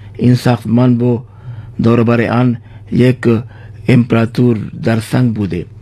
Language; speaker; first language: Persian; non-native, fluent; Urdu